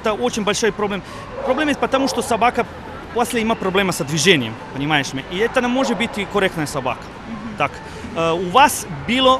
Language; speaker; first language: Russian; non-native, learner; Serbian